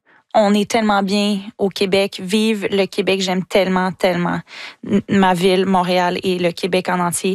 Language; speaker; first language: French; native; French